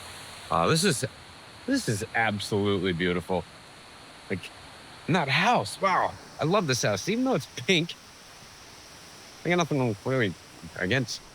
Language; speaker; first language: English; native; English